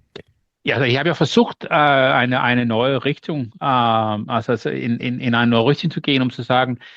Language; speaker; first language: German; non-native, learner; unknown